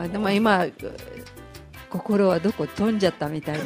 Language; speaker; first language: Japanese; non-native, fluent; Russian